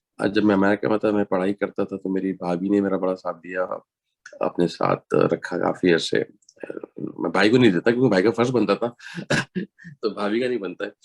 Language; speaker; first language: Urdu; native; Urdu